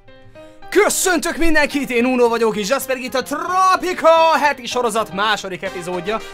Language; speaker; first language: Hungarian; native; Hungarian